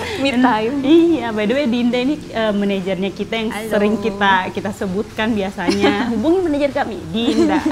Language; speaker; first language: Indonesian; native; Indonesian